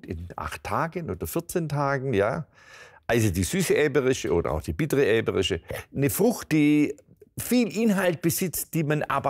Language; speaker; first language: German; native; German